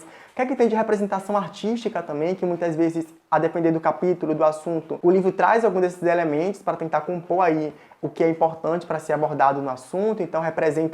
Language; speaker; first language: Portuguese; native; Portuguese